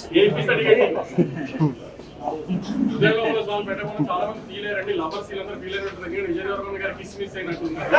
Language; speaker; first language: Telugu; native; Telugu